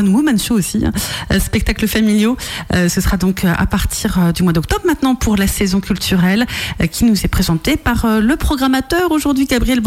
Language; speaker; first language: French; native; French